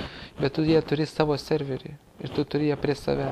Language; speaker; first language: Lithuanian; native; Lithuanian